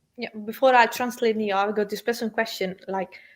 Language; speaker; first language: English; non-native, fluent; Italian